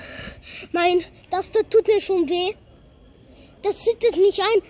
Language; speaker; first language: German; early bilingual, other home language; Croatian